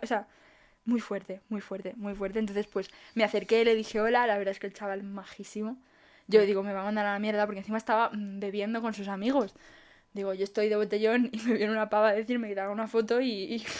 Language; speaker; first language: Spanish; native; Spanish